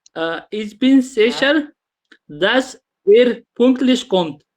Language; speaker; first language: German; non-native, learner; Urdu